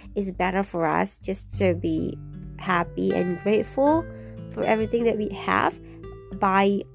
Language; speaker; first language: English; non-native, fluent; Indonesian